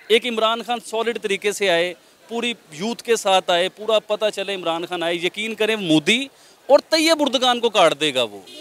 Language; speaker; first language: Urdu; non-native, local second language; Punjabi